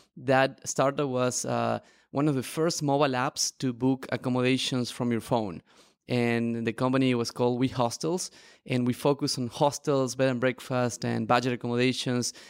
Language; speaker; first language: English; non-native, fluent; Spanish